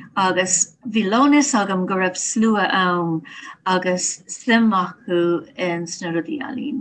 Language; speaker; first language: Irish; non-native, learner; English